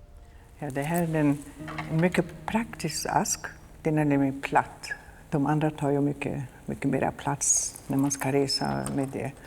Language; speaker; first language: Swedish; non-native, fluent; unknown